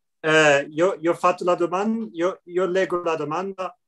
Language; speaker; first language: Italian; non-native, fluent; English